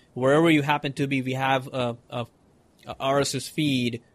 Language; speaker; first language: English; non-native, local second language; Hindi